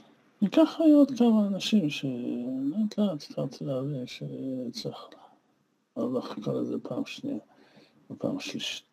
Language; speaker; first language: Hebrew; non-native, fluent; Russian